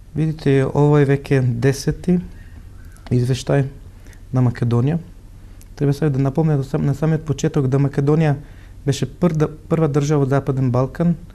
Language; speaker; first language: Macedonian; non-native, fluent; Slovenian